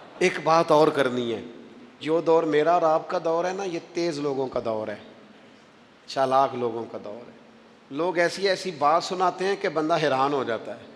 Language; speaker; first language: Urdu; non-native, local second language; Punjabi